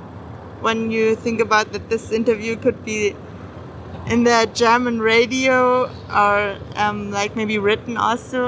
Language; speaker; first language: English; non-native, fluent; German